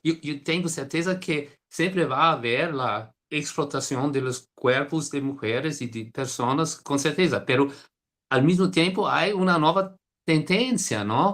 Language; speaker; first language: Spanish; non-native, fluent; Portuguese